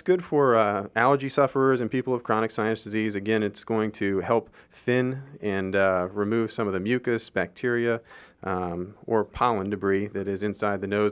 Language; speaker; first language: English; native; English